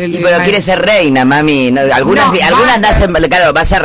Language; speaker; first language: Spanish; native; Spanish